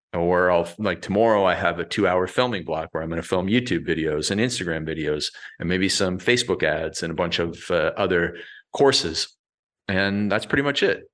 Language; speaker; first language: English; native; English